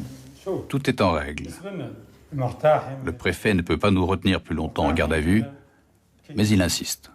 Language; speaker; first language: French; native; French